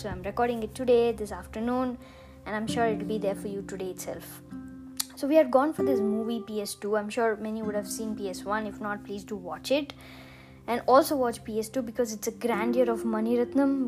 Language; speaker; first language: English; non-native, local second language; Tamil